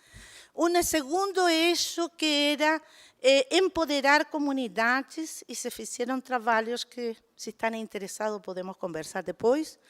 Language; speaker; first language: Portuguese; non-native, fluent; Spanish